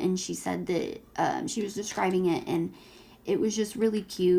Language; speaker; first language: English; native; English